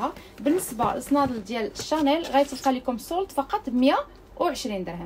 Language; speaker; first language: Arabic; native; Arabic